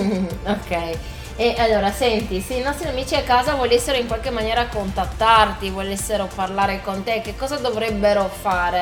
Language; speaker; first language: Italian; native; Italian